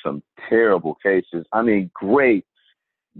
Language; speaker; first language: English; native; English